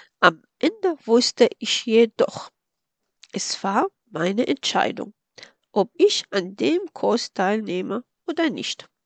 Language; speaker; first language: German; non-native, fluent; Arabic